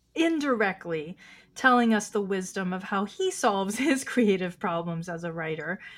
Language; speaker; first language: English; early bilingual, other home language; Chinese